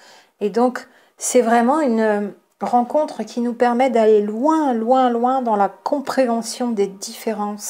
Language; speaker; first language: French; native; French